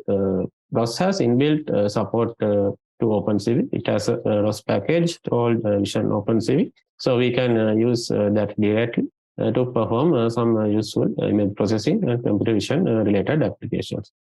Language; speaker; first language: English; non-native, local second language; Sinhala